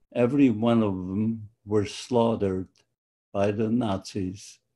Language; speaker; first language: English; non-native, fluent; Polish